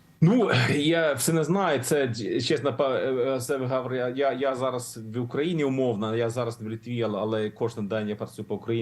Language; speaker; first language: Ukrainian; non-native, learner; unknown